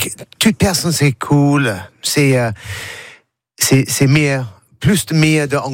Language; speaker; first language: French; non-native, learner; English